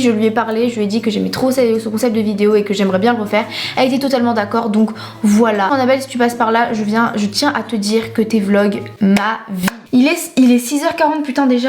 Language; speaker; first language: French; native; French